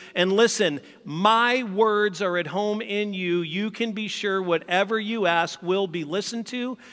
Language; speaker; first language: English; native; English